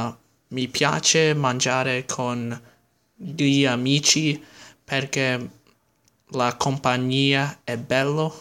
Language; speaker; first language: Italian; non-native, learner; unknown